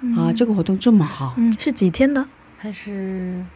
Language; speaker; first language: Chinese; non-native, fluent; Korean